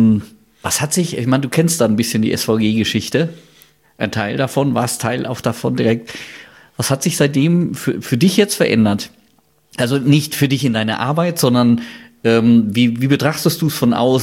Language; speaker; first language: German; native; German